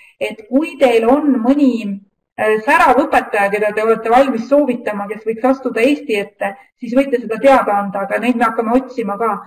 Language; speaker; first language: Estonian; native; Estonian